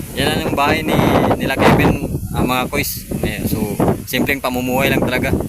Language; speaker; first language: Filipino; non-native, local second language; Cebuano